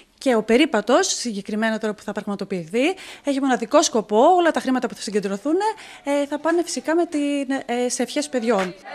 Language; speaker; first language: Greek; native; Greek